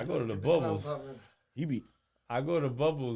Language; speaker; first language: English; native; English